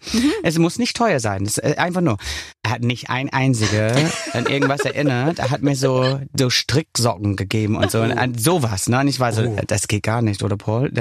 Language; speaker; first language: German; non-native, fluent; English